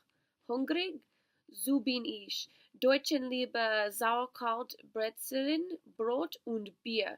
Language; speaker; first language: German; non-native, learner; English